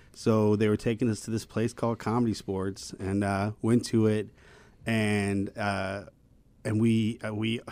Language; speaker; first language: English; native; English